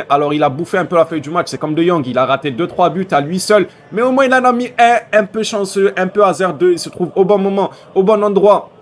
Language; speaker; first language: French; native; French